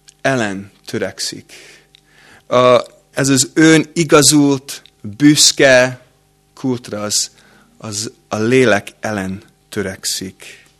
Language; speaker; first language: Hungarian; non-native, fluent; English